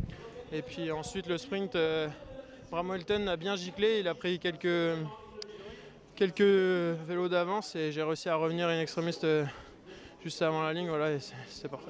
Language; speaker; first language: French; native; French